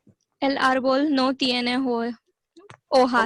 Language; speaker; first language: Spanish; non-native, learner; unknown